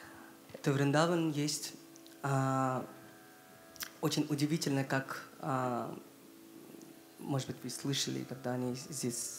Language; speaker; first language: Russian; non-native, learner; Hindi